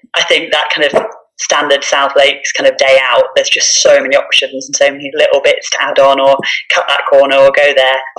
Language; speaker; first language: English; native; English